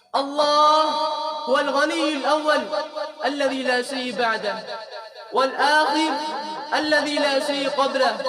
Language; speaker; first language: Arabic; non-native, fluent; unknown